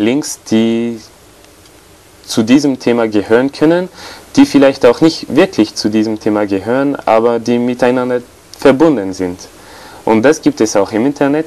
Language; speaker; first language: German; non-native, fluent; French